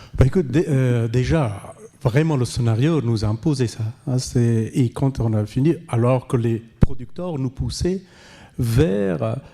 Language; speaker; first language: French; non-native, fluent; Persian